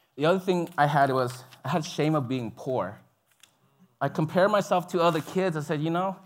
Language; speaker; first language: English; early bilingual, other home language; Vietnamese